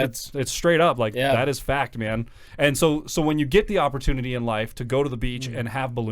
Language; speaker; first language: English; native; English